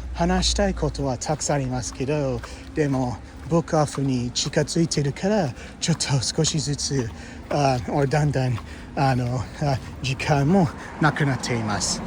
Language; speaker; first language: Japanese; non-native, fluent; English